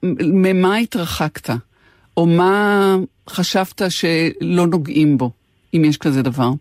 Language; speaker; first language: Hebrew; native; Hebrew